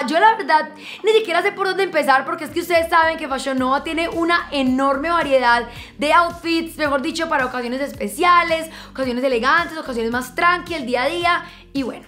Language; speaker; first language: Spanish; native; Spanish